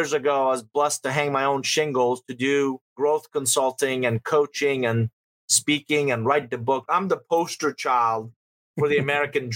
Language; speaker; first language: English; non-native, fluent; Persian